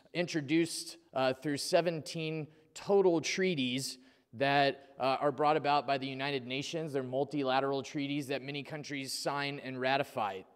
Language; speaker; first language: English; native; English